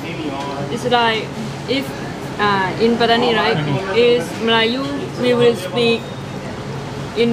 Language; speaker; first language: English; non-native, learner; Malay